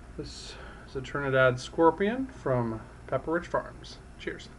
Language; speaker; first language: English; native; English